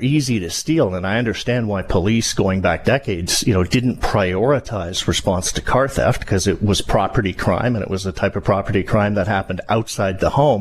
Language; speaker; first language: English; native; English